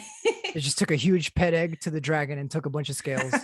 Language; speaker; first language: English; native; English